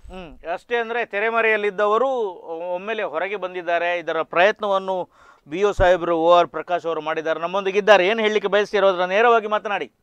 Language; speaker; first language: Kannada; native; Kannada